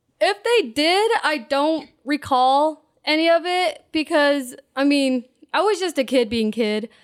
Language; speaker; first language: English; non-native, local second language; Pennsylvania German